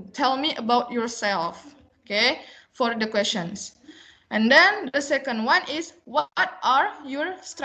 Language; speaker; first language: English; non-native, learner; Indonesian